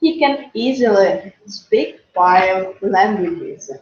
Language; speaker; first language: English; non-native, fluent; Russian